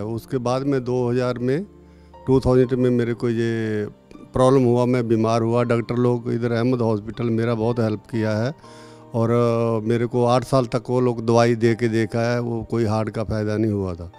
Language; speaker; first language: Hindi; non-native, local second language; Malayalam